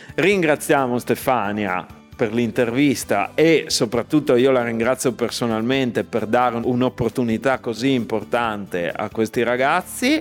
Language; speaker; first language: Italian; native; Italian